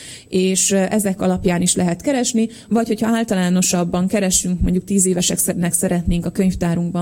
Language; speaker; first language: Hungarian; native; Hungarian